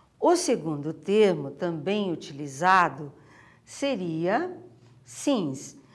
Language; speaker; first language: Portuguese; native; Portuguese